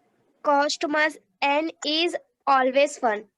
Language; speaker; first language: English; non-native, learner; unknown